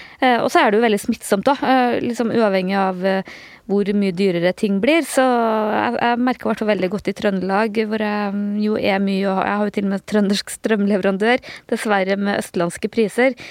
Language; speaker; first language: Norwegian; native; Norwegian